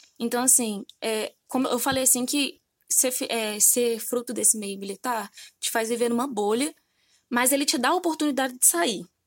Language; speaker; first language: Portuguese; native; Portuguese